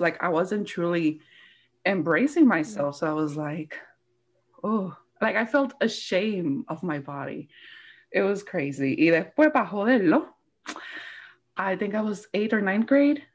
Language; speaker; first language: English; early bilingual, other home language; Spanish